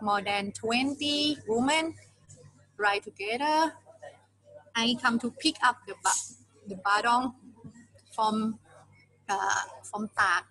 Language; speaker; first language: English; non-native, learner; Thai